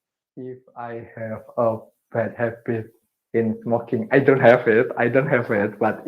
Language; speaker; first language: English; non-native, learner; Indonesian